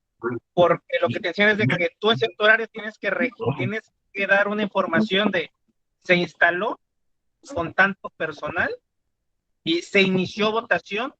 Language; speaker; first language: Spanish; native; Spanish